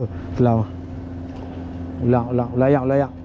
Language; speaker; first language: Malay; native; Malay